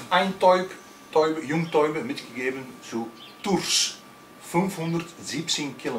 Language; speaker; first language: German; non-native, learner; Dutch